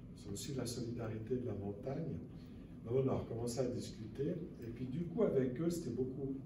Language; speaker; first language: French; native; French